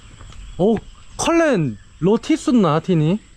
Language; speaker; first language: Thai; non-native, learner; Korean